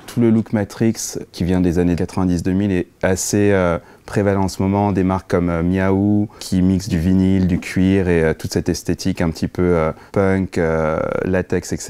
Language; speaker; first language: French; native; French